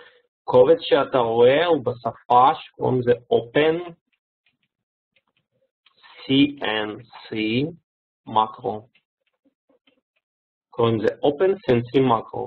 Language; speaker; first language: Hebrew; non-native, fluent; Russian